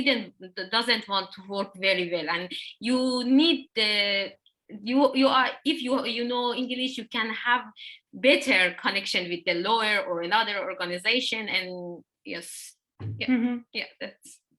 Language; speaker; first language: English; non-native, learner; Persian